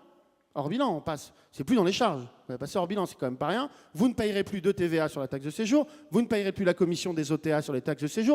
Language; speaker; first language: French; native; French